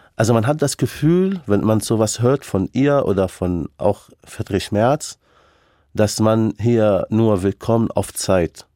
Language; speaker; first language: German; non-native, fluent; Arabic